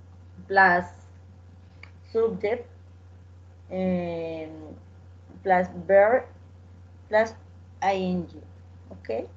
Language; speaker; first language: English; non-native, learner; Spanish